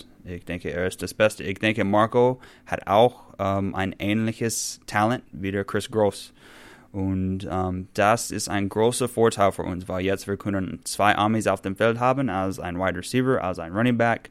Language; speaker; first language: German; non-native, fluent; English